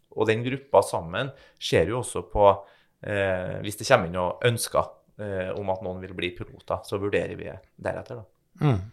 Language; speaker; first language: Norwegian; native; Norwegian